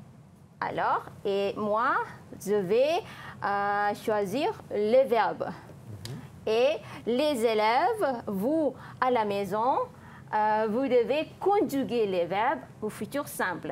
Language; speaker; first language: French; non-native, fluent; Malay